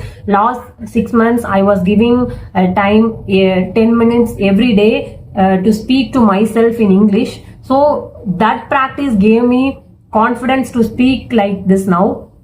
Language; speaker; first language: English; non-native, learner; Tamil